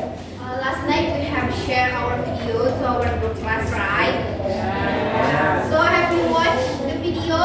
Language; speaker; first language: English; non-native, learner; Indonesian